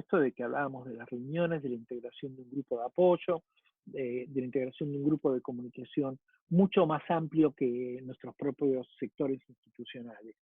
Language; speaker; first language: Spanish; native; Spanish